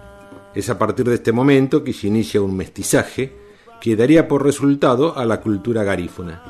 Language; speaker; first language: Spanish; native; Spanish